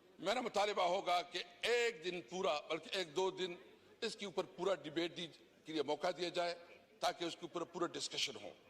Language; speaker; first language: Urdu; non-native, local second language; Pashto